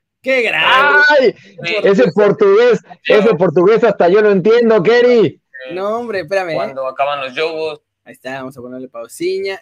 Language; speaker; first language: Spanish; native; Spanish